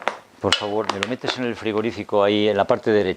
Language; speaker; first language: Spanish; native; Spanish